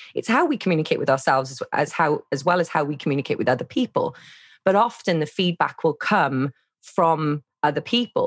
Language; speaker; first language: English; native; English